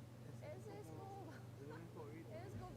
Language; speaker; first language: Spanish; non-native, learner; Chinese